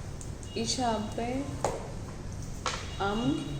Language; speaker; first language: German; non-native, learner; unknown